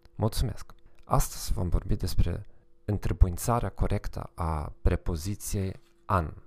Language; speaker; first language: Romanian; non-native, fluent; German